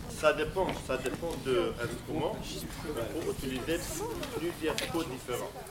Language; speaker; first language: French; non-native, fluent; Kurdish